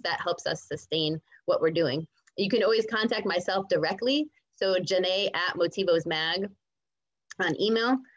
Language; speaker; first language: English; native; English